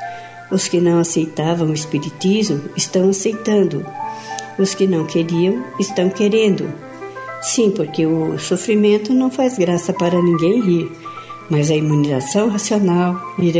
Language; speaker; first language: Portuguese; native; Portuguese